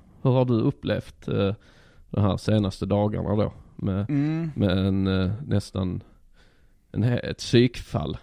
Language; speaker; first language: Swedish; native; Swedish